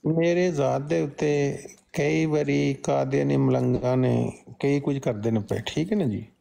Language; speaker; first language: Punjabi; native; Punjabi